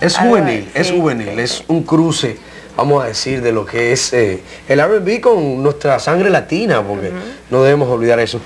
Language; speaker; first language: Spanish; native; Spanish